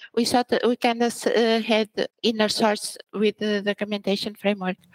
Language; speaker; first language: English; early bilingual, other home language; Portuguese